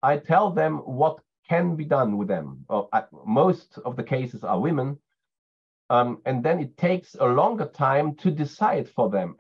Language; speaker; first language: English; non-native, fluent; German